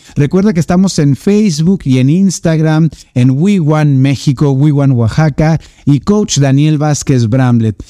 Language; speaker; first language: Spanish; native; Spanish